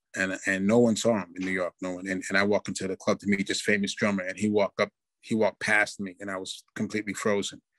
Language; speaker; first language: English; native; English